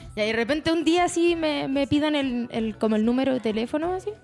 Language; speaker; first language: Spanish; native; Spanish